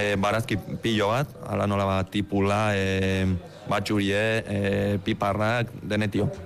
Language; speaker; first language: Basque; early bilingual, other home language; Romanian